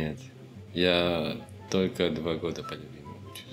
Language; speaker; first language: Russian; non-native, learner; Filipino